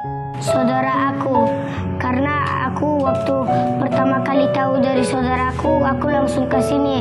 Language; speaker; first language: Indonesian; early bilingual, other home language; Persian